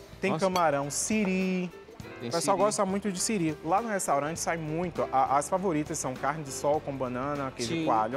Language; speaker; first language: Portuguese; native; Portuguese